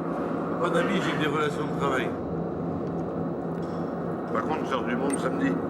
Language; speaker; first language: French; native; French